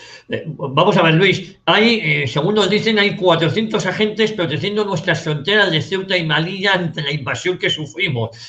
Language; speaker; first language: Spanish; native; Spanish